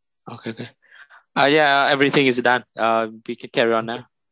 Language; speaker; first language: English; non-native, learner; Vietnamese